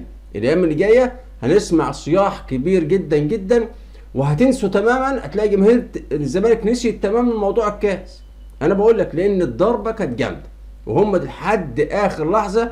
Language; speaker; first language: Arabic; native; Arabic